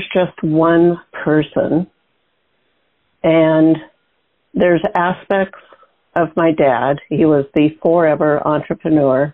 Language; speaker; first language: English; native; English